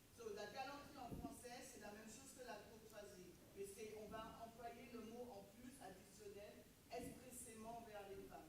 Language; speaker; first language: French; native; French